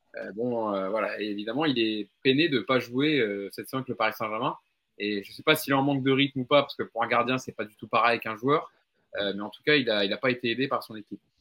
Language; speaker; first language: French; native; French